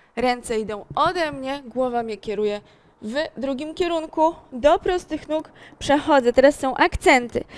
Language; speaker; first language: Polish; native; Polish